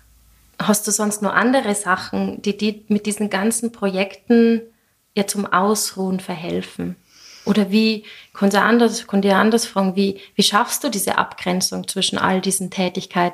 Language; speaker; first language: German; native; German